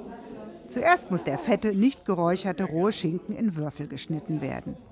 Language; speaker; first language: German; native; German